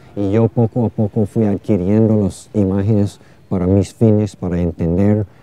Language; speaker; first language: Spanish; non-native, fluent; English